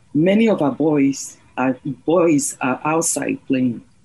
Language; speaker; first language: English; non-native, local second language; Yoruba